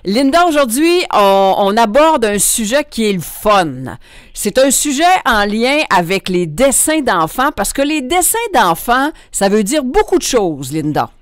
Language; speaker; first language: French; native; French